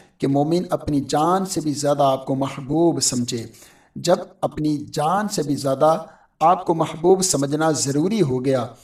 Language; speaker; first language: Urdu; native; Urdu